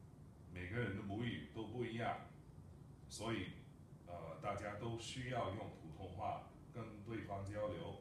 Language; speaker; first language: Chinese; non-native, fluent; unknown